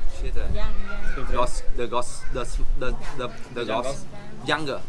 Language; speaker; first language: English; non-native, learner; Khmer